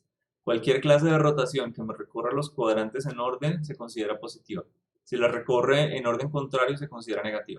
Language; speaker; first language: Spanish; native; Spanish